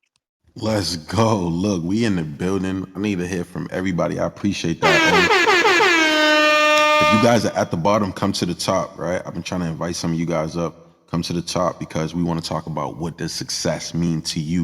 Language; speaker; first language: English; native; English